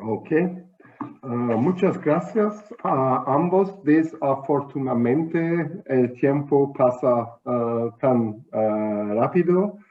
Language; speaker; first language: Spanish; non-native, fluent; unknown